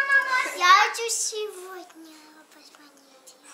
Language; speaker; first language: Russian; early bilingual, heritage; Russian